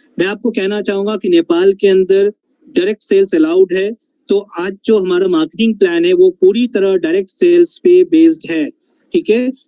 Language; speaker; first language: Hindi; non-native, local second language; Bangla